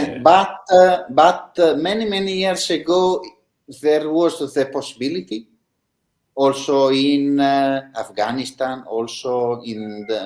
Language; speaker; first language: English; non-native, learner; Italian